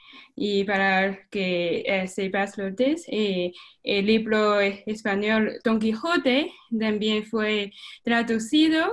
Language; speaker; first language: Spanish; non-native, fluent; Chinese